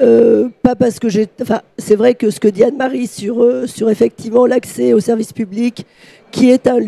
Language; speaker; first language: French; native; French